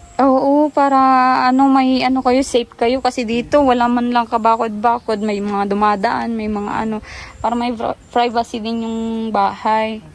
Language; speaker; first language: Filipino; native; Filipino